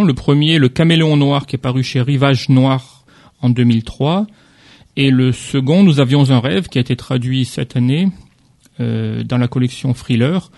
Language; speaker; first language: French; native; French